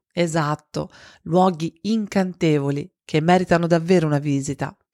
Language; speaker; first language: Italian; native; Italian